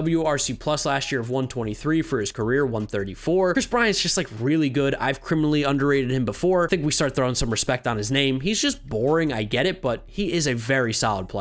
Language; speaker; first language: English; native; English